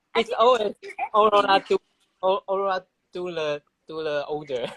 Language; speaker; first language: English; non-native, learner; Chinese